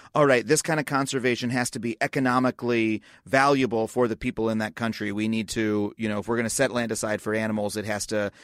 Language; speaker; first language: English; native; English